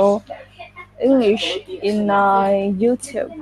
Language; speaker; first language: English; non-native, learner; Vietnamese